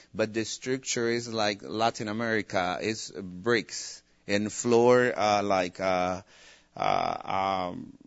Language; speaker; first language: English; non-native, fluent; Spanish